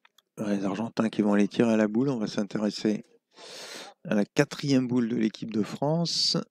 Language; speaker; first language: French; native; French